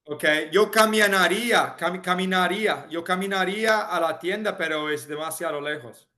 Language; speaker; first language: Spanish; non-native, fluent; English